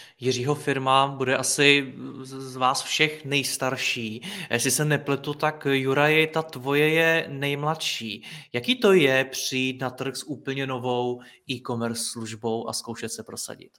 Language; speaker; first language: Czech; native; Czech